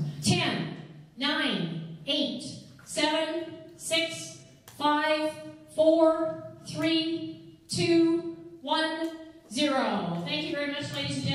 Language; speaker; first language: English; native; English